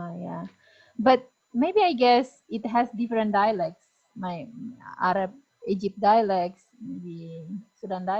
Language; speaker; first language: English; non-native, fluent; Indonesian